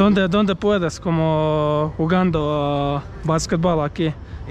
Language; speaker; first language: Spanish; non-native, learner; Croatian